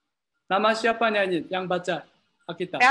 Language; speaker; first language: Indonesian; non-native, learner; Korean